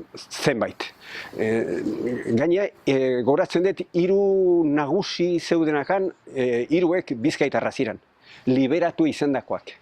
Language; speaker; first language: Basque; native; Basque